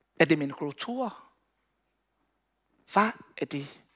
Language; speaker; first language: Danish; non-native, learner; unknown